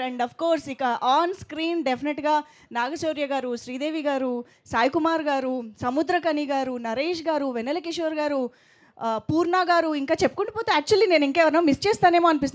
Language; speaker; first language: Telugu; native; Telugu